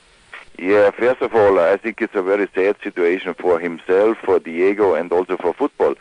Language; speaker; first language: English; non-native, fluent; German